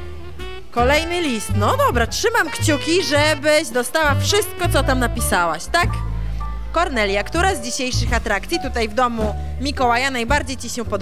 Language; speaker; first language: Polish; native; Polish